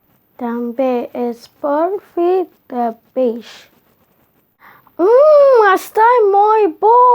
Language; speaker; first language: Catalan; non-native, learner; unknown